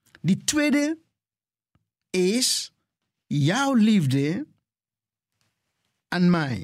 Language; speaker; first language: Dutch; non-native, fluent; English